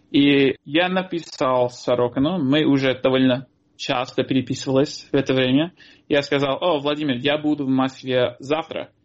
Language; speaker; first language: Russian; non-native, fluent; English